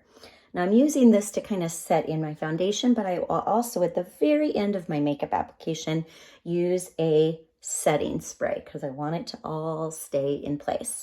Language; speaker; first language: English; native; English